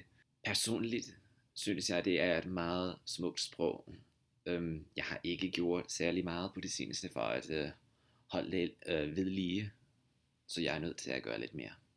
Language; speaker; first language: Danish; non-native, fluent; English